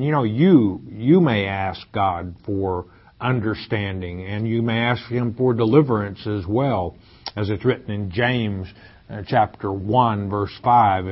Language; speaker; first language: English; native; English